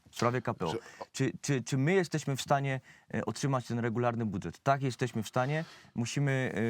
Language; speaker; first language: Polish; native; Polish